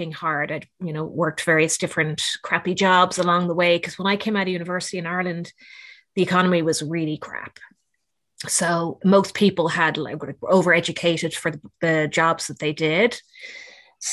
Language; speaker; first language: English; native; English